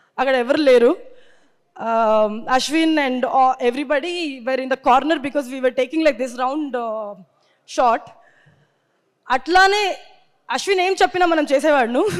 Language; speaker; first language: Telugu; non-native, learner; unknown